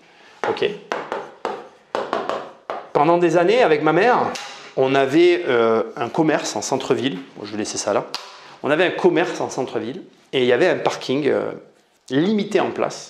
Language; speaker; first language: French; native; French